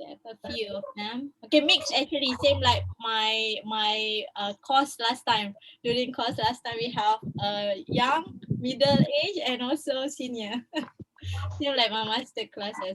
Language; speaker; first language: English; non-native, local second language; Malay